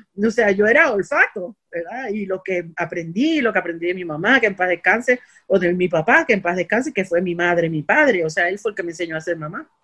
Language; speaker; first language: Spanish; native; Spanish